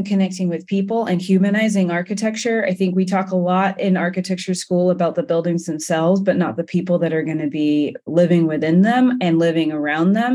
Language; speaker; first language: English; native; English